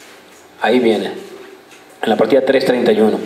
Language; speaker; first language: Spanish; native; Spanish